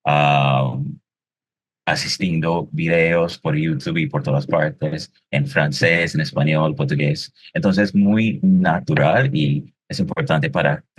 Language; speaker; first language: Spanish; non-native, fluent; English